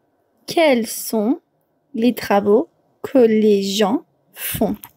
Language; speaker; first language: French; non-native, fluent; English